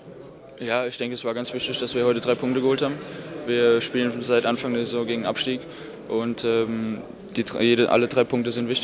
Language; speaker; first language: German; native; German